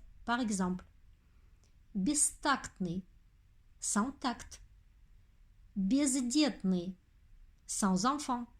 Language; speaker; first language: French; non-native, fluent; Russian